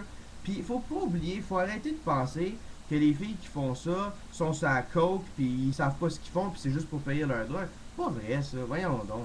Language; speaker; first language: French; native; French